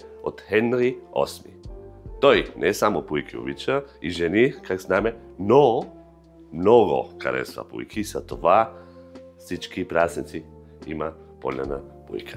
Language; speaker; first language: Bulgarian; non-native, fluent; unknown